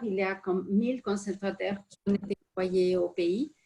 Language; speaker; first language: French; non-native, fluent; Spanish